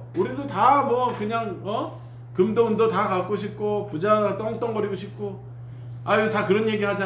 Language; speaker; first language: Korean; native; Korean